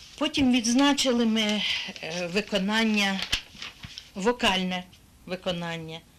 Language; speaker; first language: Ukrainian; native; Ukrainian